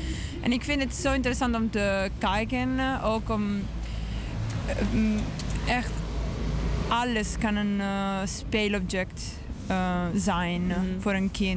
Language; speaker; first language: Dutch; non-native, learner; English